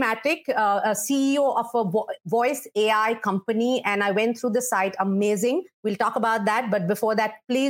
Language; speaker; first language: English; non-native, local second language; Hindi